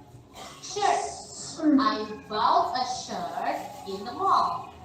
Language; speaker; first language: English; non-native, fluent; Indonesian